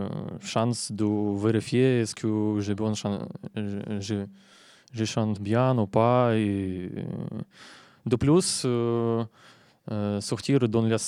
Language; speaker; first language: French; non-native, learner; Ukrainian